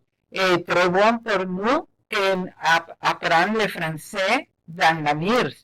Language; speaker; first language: French; non-native, learner; Spanish